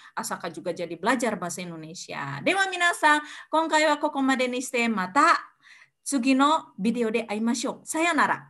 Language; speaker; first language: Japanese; non-native, fluent; Indonesian